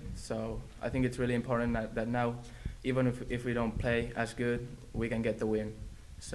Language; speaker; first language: English; non-native, fluent; Finnish